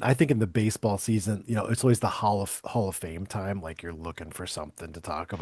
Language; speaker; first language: English; native; English